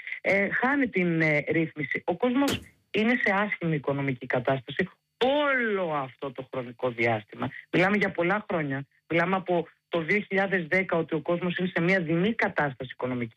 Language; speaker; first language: Greek; native; Greek